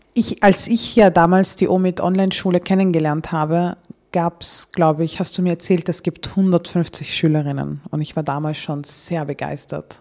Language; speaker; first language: German; early bilingual, other home language; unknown